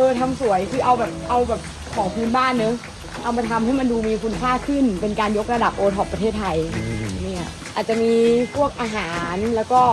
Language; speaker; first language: Thai; native; Thai